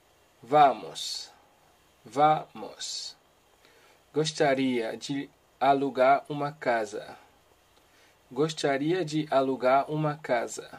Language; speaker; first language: Portuguese; non-native, learner; Haitian Creole